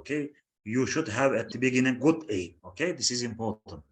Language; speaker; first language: English; non-native, fluent; Turkish